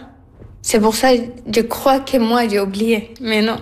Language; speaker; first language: French; non-native, learner; Arabic